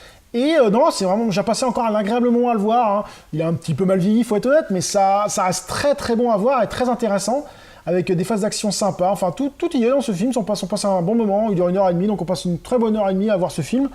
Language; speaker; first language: French; native; French